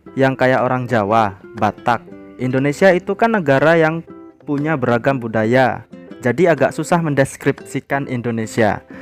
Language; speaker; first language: Indonesian; native; Indonesian